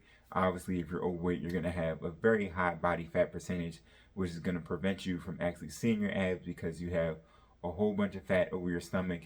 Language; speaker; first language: English; native; English